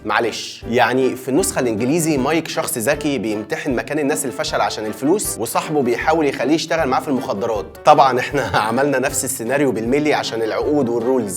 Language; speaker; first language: Arabic; native; Arabic